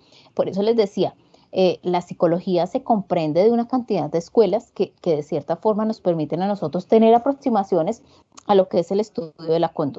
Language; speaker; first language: Spanish; native; Spanish